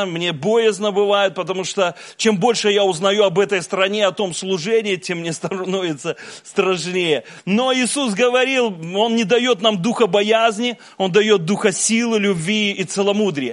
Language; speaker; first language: Russian; native; Russian